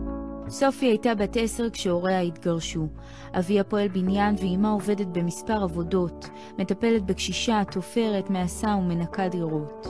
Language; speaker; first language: Hebrew; native; Hebrew